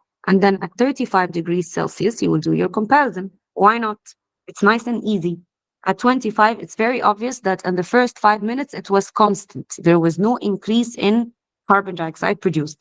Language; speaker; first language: English; non-native, fluent; Arabic